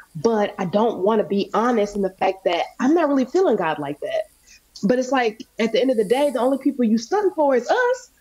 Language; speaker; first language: English; native; English